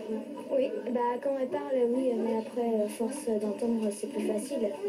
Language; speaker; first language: French; non-native, fluent; Chinese